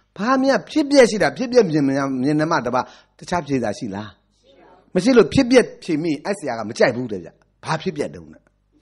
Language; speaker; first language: Burmese; native; Burmese